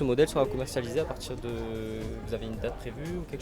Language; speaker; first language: French; native; French